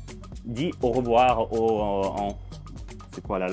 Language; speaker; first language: French; non-native, fluent; Russian